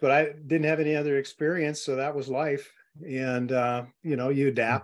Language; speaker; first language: English; native; English